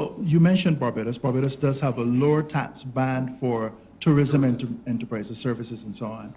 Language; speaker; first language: English; native; English